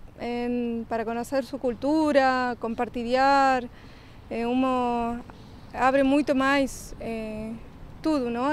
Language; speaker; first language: Portuguese; non-native, learner; Spanish